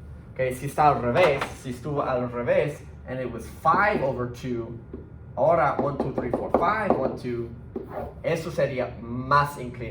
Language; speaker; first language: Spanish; early bilingual, heritage; Spanish